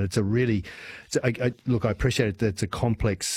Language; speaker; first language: English; native; English